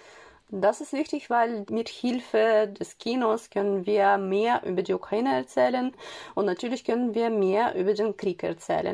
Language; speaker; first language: German; non-native, fluent; Ukrainian